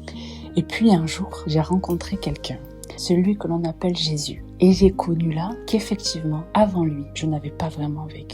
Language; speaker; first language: French; native; French